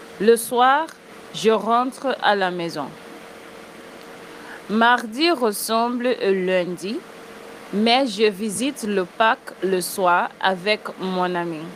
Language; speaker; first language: French; non-native, fluent; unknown